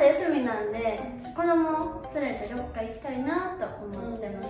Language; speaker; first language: Japanese; native; Japanese